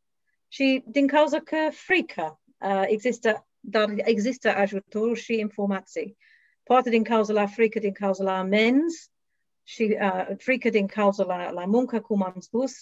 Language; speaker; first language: Romanian; non-native, learner; English